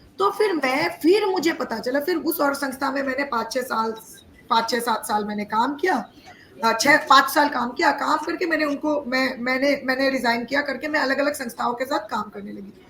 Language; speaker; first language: Hindi; non-native, local second language; Bangla